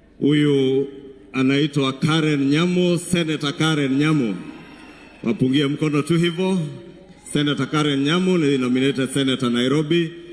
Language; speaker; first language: Swahili; non-native, local second language; Kikuyu